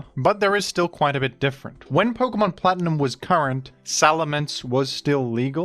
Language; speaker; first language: English; native; English